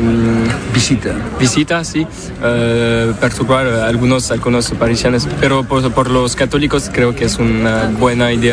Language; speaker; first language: Spanish; non-native, learner; French